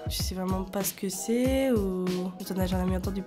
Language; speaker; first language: French; native; French